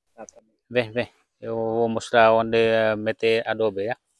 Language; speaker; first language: Portuguese; non-native, learner; Vietnamese